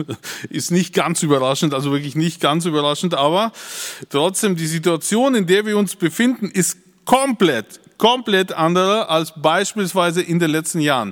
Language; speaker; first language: German; native; German